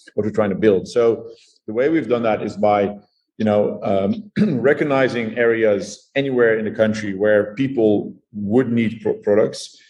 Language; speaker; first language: English; non-native, fluent; Dutch